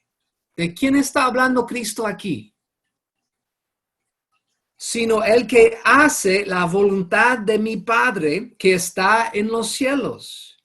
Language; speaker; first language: Spanish; non-native, fluent; English